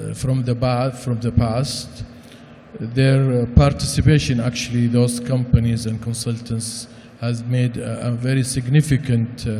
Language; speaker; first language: English; non-native, fluent; Arabic